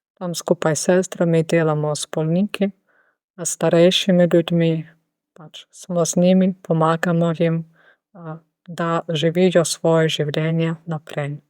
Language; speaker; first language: Slovenian; non-native, fluent; Ukrainian